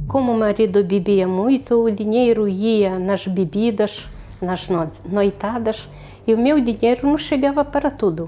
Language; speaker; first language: Portuguese; non-native, fluent; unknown